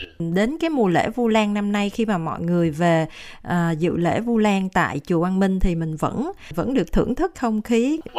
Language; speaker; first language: Vietnamese; native; Vietnamese